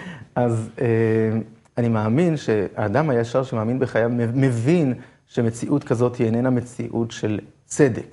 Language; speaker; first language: Hebrew; native; Hebrew